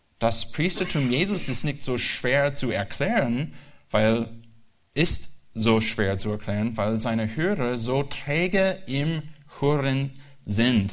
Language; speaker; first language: German; non-native, learner; English